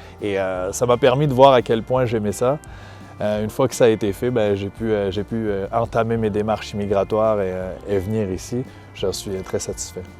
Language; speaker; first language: French; native; French